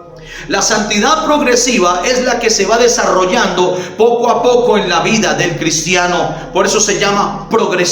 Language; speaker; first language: Spanish; native; Spanish